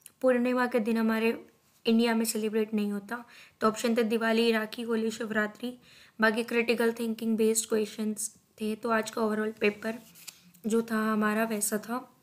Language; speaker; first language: Hindi; native; Hindi